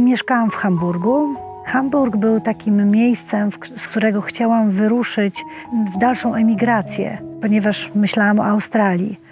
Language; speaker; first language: Polish; native; Polish